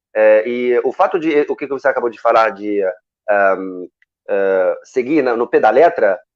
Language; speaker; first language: Portuguese; non-native, fluent; Arabic